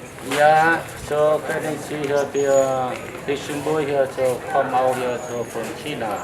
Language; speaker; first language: German; non-native, learner; Vietnamese